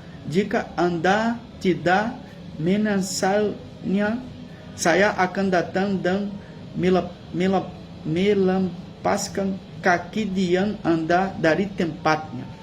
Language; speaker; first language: Indonesian; non-native, learner; Portuguese